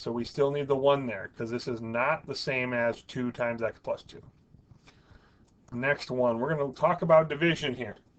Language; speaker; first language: English; native; English